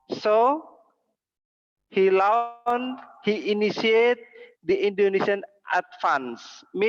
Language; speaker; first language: English; non-native, learner; Indonesian